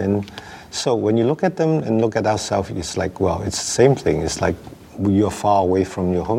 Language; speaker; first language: English; non-native, local second language; Wu Chinese